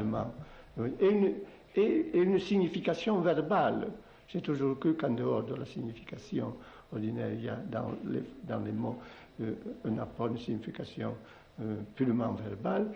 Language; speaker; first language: French; non-native, local second language; Occitan